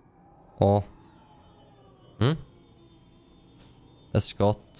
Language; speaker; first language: Swedish; native; Swedish